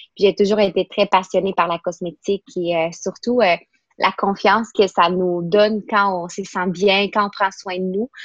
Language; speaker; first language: French; non-native, fluent; Spanish